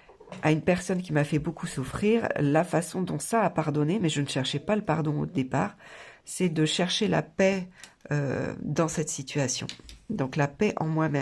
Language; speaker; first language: French; native; French